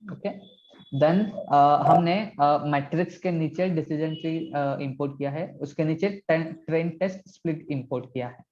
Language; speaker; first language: Hindi; non-native, local second language; Marathi